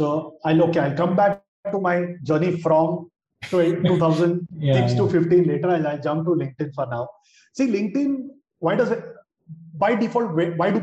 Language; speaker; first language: English; non-native, local second language; Hindi